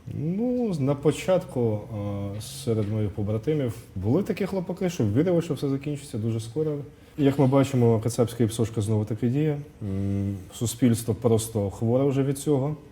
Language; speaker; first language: Ukrainian; non-native, local second language; Russian